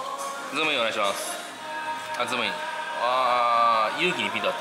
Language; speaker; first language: Japanese; native; Japanese